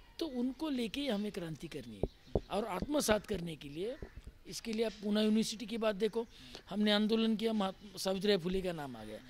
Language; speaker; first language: Hindi; non-native, local second language; Marathi